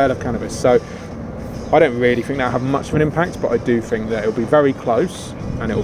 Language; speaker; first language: English; native; English